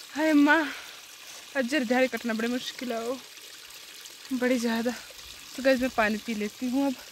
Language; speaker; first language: Hindi; non-native, local second language; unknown